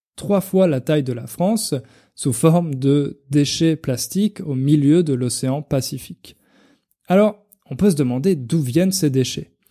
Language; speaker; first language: French; native; French